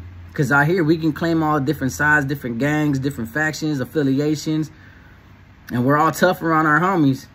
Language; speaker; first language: English; native; English